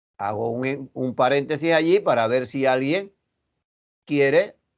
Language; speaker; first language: Spanish; native; Spanish